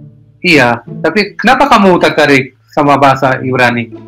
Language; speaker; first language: Indonesian; non-native, fluent; Hebrew